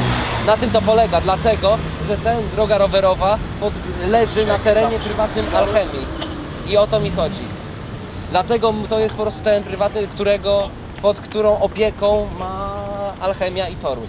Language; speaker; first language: Polish; native; Polish